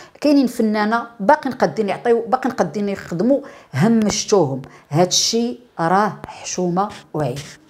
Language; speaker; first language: Arabic; native; Arabic